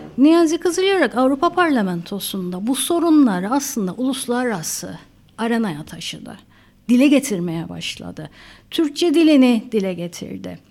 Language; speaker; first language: Turkish; native; Turkish